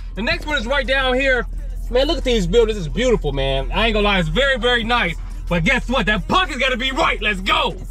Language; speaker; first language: English; native; English